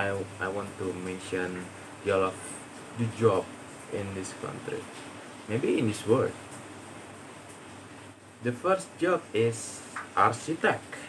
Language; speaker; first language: English; non-native, learner; Indonesian